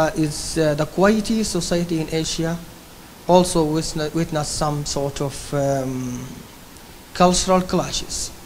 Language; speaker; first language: English; non-native, fluent; Arabic